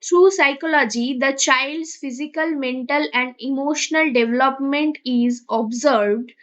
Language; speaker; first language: English; non-native, local second language; Bangla